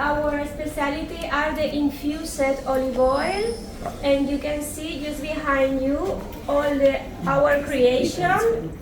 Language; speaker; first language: English; non-native, learner; French